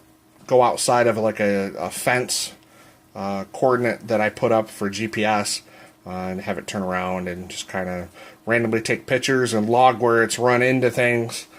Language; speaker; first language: English; native; English